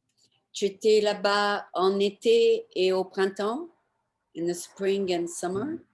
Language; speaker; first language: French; non-native, fluent; English